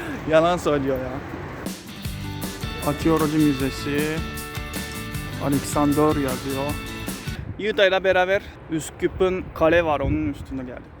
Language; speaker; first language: Turkish; non-native, fluent; Japanese